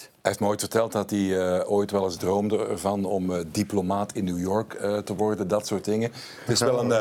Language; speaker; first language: Dutch; native; Dutch